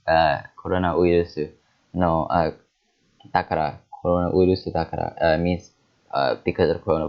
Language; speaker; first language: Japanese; non-native, learner; English